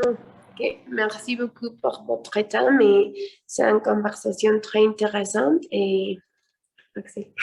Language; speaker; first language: French; non-native, learner; Spanish